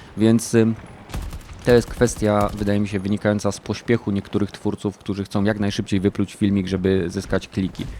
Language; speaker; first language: Polish; native; Polish